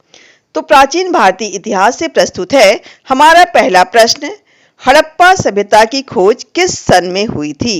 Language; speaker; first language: Hindi; native; Hindi